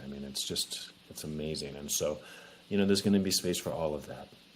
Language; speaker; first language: English; native; English